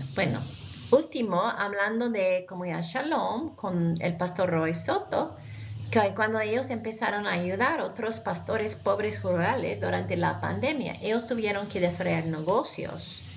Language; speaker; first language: Spanish; non-native, fluent; English